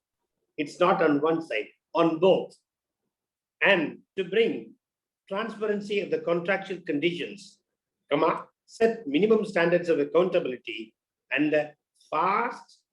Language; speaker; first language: English; non-native, local second language; Tamil